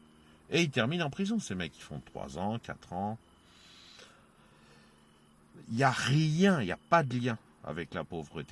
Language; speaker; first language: French; native; French